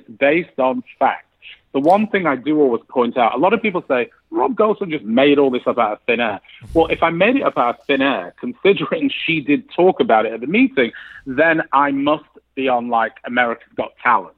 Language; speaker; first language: English; native; English